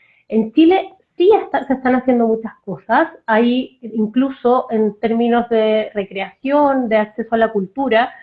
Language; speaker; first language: Spanish; native; Spanish